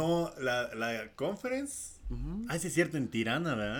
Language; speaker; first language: Spanish; native; Spanish